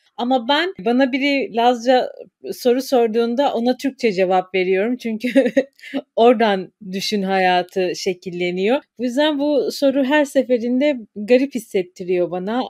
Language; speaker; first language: Turkish; native; Turkish